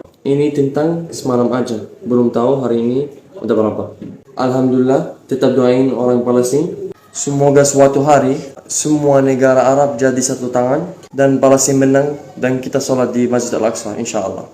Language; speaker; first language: Indonesian; non-native, fluent; Arabic